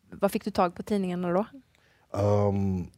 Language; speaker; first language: Swedish; native; Swedish